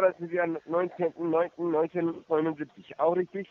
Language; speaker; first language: German; non-native, fluent; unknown